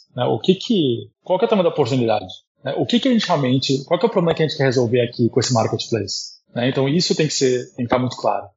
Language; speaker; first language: Portuguese; early bilingual, heritage; Portuguese